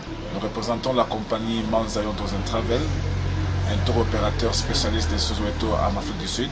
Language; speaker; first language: French; non-native, fluent; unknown